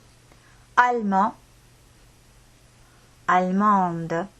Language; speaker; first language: French; non-native, fluent; Estonian